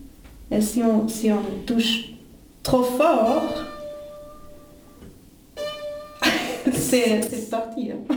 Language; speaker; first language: French; non-native, fluent; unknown